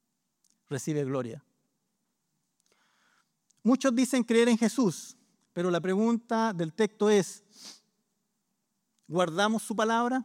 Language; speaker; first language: Spanish; native; Spanish